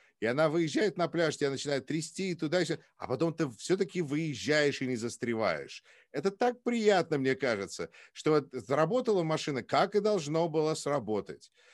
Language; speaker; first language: Russian; native; Russian